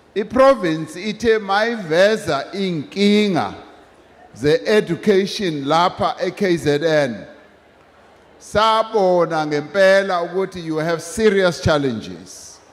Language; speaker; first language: Zulu; non-native, local second language; Venda